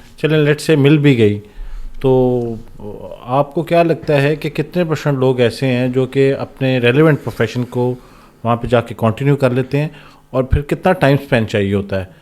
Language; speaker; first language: Urdu; native; Urdu